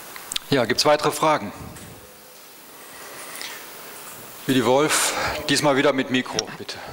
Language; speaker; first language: German; native; German